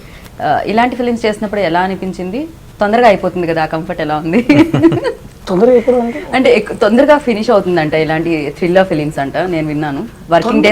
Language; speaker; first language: Telugu; native; Telugu